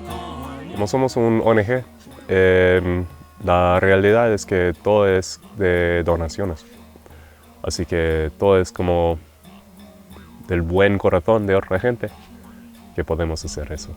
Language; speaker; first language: Spanish; non-native, fluent; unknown